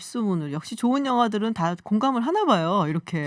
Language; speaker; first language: Korean; native; Korean